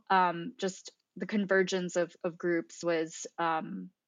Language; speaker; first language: English; non-native, local second language; Filipino